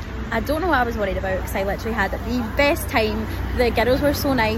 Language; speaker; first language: English; native; English